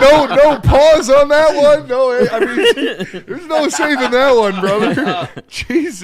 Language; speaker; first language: English; native; English